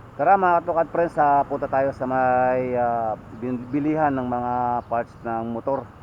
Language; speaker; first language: Filipino; native; Filipino